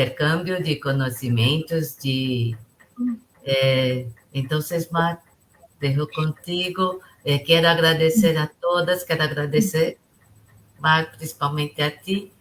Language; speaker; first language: Spanish; non-native, local second language; Portuguese